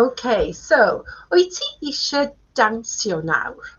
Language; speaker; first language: Welsh; non-native, learner; English